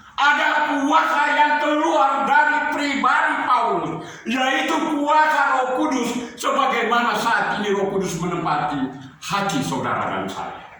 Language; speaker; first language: Indonesian; native; Indonesian